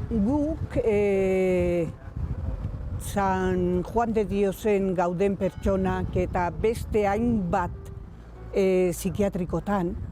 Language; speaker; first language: Basque; non-native, local second language; Spanish